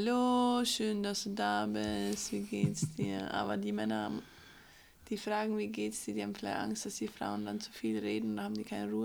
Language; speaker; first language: German; non-native, fluent; English